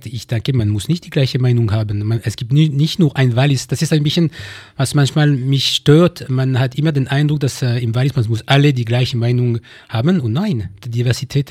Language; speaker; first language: German; non-native, local second language; French